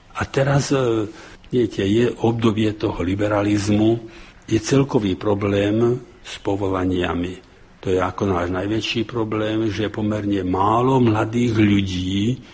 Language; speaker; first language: Slovak; native; Slovak